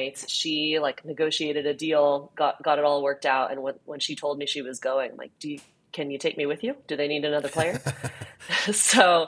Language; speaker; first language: English; native; English